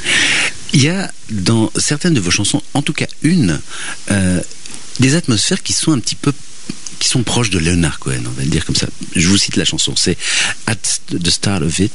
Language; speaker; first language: French; native; French